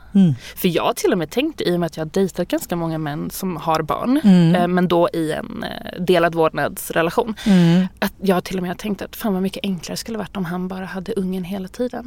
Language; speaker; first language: Swedish; native; Swedish